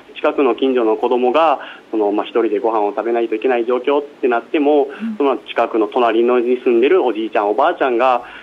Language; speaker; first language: Japanese; native; Japanese